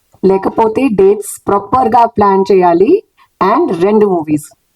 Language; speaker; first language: Telugu; non-native, local second language; Hindi